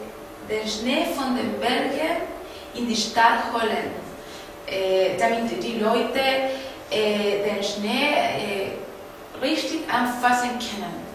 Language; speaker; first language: German; non-native, fluent; Spanish